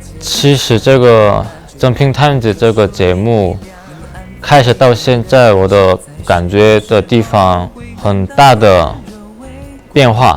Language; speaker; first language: Chinese; non-native, learner; Korean